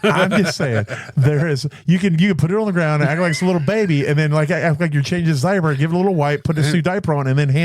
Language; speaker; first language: English; native; English